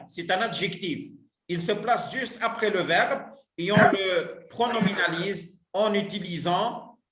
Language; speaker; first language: French; non-native, local second language; Arabic